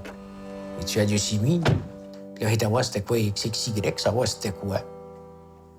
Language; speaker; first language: French; native; French